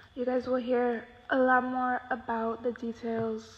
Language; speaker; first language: English; early bilingual, other home language; Spanish